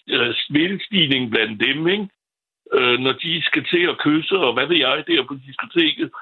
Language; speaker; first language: Danish; non-native, fluent; French